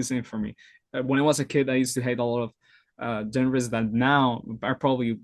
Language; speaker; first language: English; non-native, fluent; Spanish